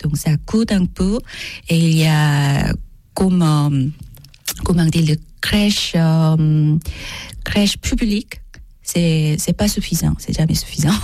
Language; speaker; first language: French; non-native, learner; Korean